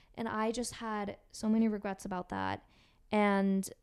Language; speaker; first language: English; non-native, fluent; Korean